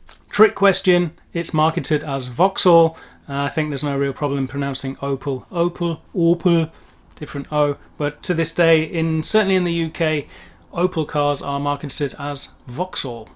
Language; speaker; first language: English; native; English